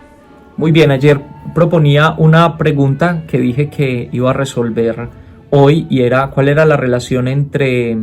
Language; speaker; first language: Spanish; native; Spanish